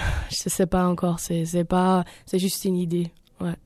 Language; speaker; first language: French; non-native, learner; German